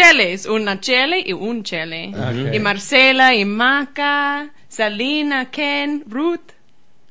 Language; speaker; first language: Spanish; non-native, learner; English